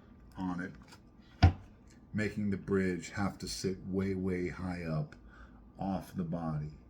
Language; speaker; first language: English; native; English